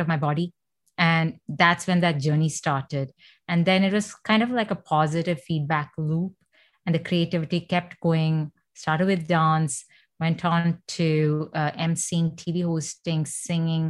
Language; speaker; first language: English; non-native, fluent; Malayalam